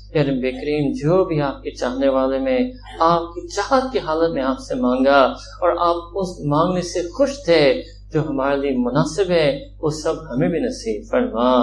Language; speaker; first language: Urdu; early bilingual, heritage; Urdu